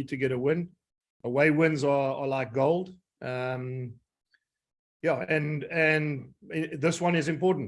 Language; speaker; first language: English; native; English